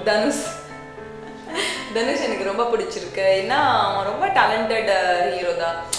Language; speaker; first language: Tamil; non-native, learner; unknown